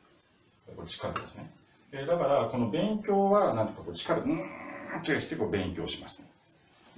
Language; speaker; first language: Japanese; non-native, fluent; Russian